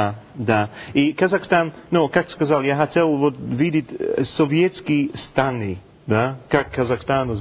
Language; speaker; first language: Russian; non-native, learner; English